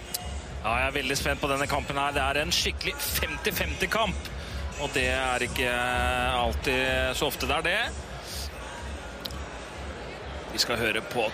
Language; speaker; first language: Norwegian; native; Norwegian